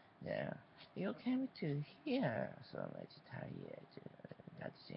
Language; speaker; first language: English; non-native, learner; Japanese